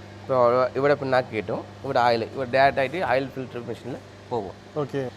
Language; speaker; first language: Malayalam; non-native, learner; Tamil